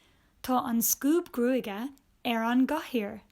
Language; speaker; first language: Irish; non-native, local second language; English